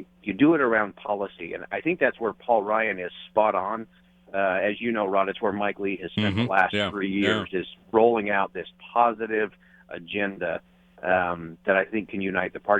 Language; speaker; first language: English; native; English